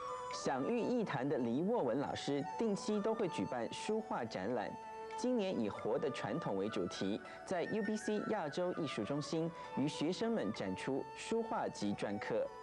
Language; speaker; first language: Chinese; native; Chinese